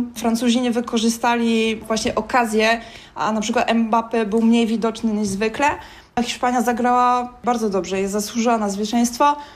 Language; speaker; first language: Polish; non-native, fluent; French